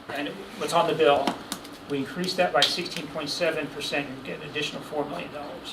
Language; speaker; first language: English; native; English